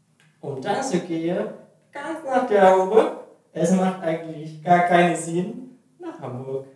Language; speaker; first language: German; non-native, learner; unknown